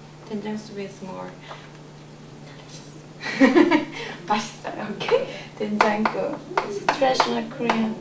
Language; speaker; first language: English; non-native, learner; Korean